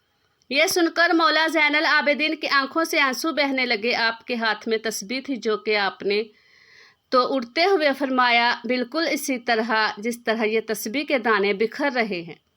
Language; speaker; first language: Urdu; native; Urdu